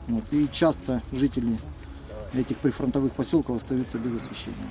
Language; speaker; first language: Russian; native; Russian